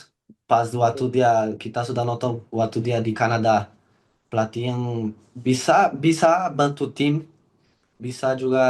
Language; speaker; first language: Indonesian; non-native, learner; Portuguese